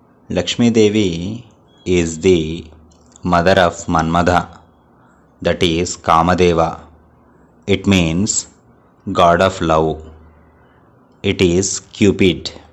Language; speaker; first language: English; non-native, local second language; Telugu